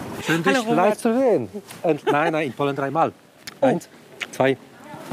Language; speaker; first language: German; non-native, fluent; Polish